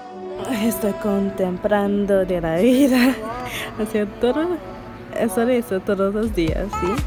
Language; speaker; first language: Spanish; non-native, learner; English